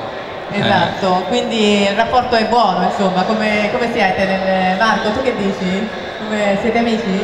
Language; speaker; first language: Italian; native; Italian